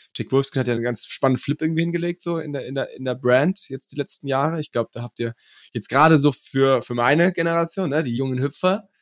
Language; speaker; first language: German; early bilingual, other home language; Arabic